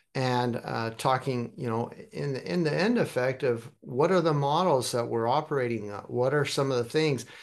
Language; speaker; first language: English; early bilingual, other home language; German